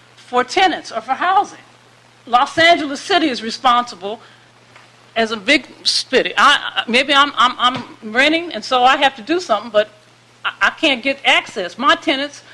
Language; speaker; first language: English; native; English